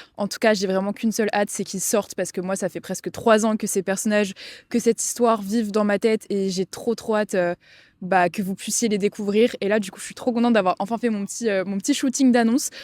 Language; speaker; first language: French; native; French